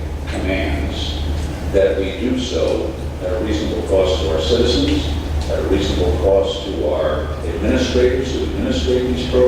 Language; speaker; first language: English; native; English